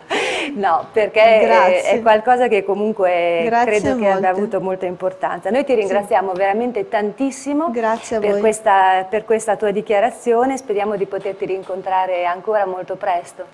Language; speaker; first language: Italian; native; Italian